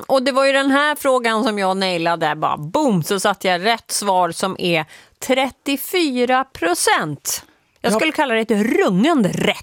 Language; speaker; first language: Swedish; native; Swedish